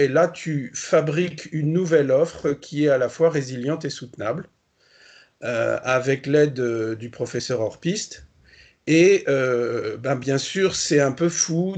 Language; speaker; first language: French; native; French